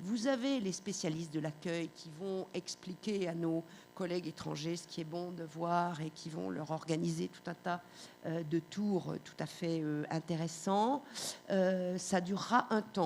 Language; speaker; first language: French; native; French